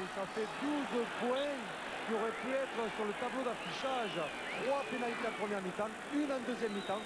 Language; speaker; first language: French; native; French